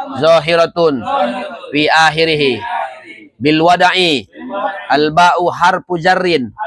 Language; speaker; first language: Arabic; non-native, fluent; Indonesian